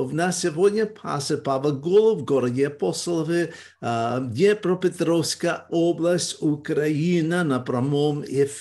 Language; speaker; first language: Russian; early bilingual, heritage; Russian